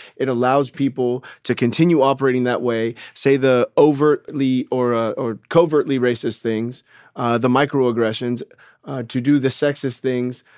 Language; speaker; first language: English; native; English